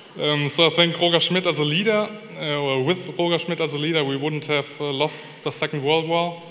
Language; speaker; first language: English; non-native, fluent; German